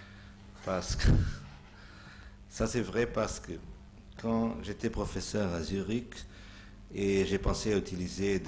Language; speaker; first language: French; non-native, fluent; Portuguese